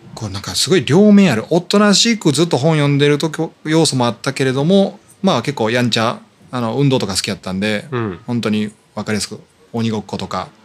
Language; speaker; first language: Japanese; native; Japanese